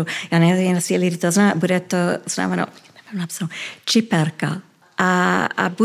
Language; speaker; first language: Czech; early bilingual, heritage; Czech